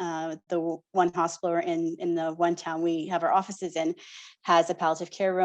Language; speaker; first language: English; native; English